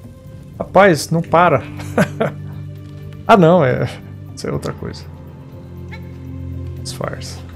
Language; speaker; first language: Portuguese; native; Portuguese